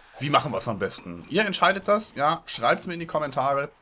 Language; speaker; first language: German; native; German